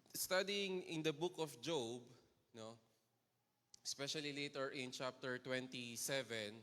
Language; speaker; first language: English; non-native, local second language; Filipino